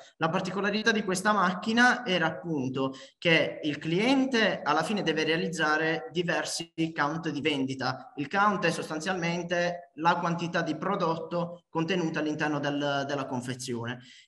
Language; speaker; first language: Italian; native; Italian